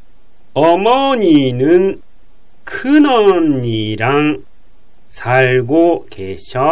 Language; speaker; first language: Korean; non-native, fluent; Japanese